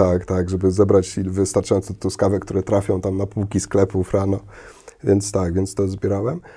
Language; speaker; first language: Polish; early bilingual, heritage; Polish